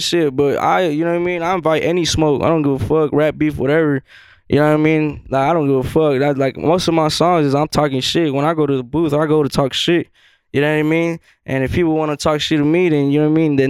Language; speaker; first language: English; native; English